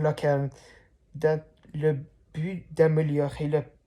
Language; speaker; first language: French; non-native, learner; English